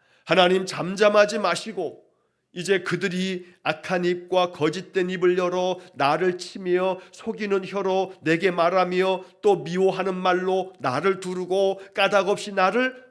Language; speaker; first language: Korean; native; Korean